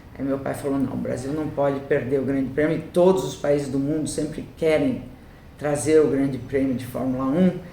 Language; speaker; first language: Portuguese; early bilingual, other home language; Italian